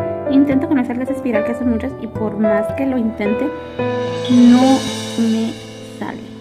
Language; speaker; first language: Spanish; early bilingual, heritage; Spanish